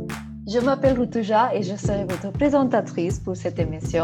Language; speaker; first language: French; non-native, fluent; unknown